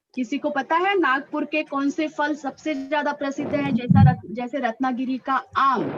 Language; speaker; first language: Hindi; non-native, local second language; Marathi